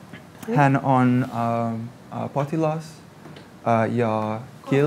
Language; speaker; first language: Finnish; non-native, learner; English